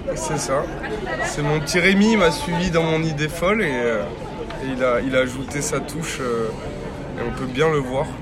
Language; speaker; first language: French; native; French